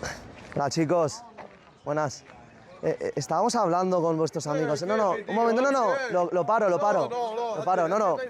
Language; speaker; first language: Spanish; native; Spanish